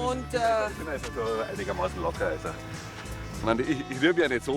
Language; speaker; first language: German; native; German